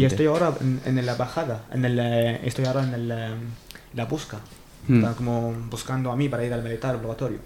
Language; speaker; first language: Spanish; non-native, learner; Arabic